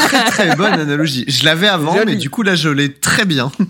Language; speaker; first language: French; native; French